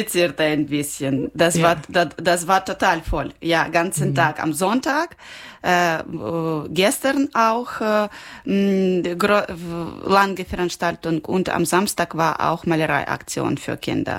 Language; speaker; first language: German; non-native, learner; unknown